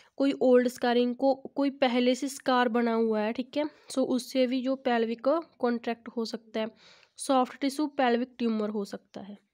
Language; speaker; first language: Hindi; non-native, local second language; Punjabi